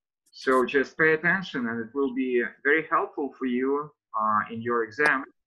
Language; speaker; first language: English; non-native, fluent; Russian